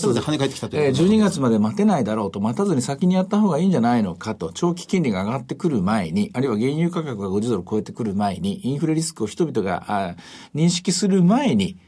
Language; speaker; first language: Japanese; native; Japanese